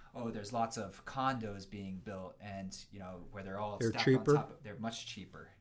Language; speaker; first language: English; native; English